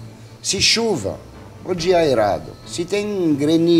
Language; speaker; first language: Portuguese; non-native, fluent; French